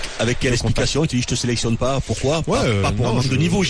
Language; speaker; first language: French; native; French